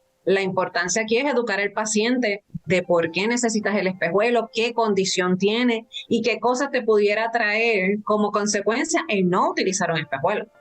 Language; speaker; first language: Spanish; native; Spanish